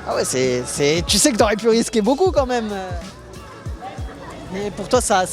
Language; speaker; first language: French; native; French